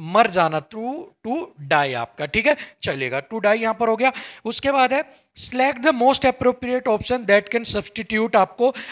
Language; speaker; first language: Hindi; native; Hindi